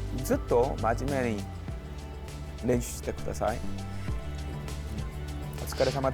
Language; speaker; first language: Japanese; non-native, learner; Korean